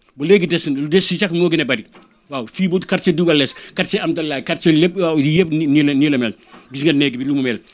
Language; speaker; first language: Wolof; non-native, local second language; Fula